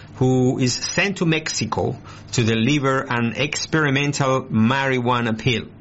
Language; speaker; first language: English; non-native, fluent; Spanish